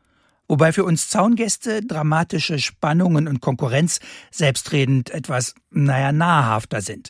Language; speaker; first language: German; native; German